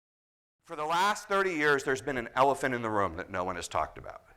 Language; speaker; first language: English; native; English